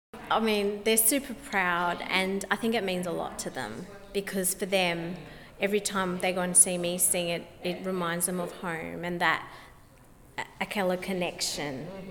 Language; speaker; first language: English; early bilingual, other home language; Portuguese